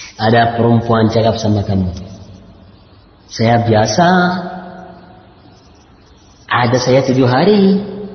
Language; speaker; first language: Indonesian; non-native, learner; Arabic